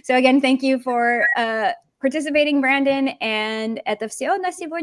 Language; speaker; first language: Russian; non-native, fluent; English